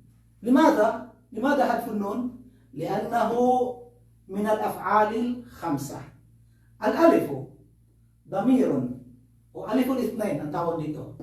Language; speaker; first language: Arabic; non-native, fluent; Filipino